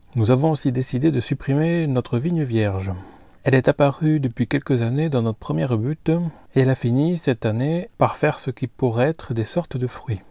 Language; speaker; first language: French; native; French